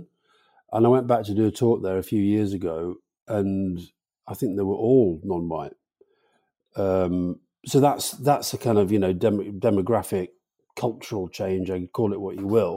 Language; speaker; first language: English; native; English